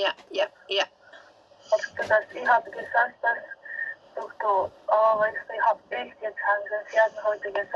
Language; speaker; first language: German; non-native, learner; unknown